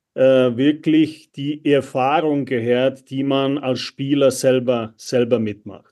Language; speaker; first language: German; non-native, fluent; Czech